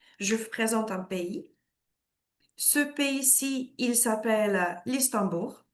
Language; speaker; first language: French; non-native, fluent; Portuguese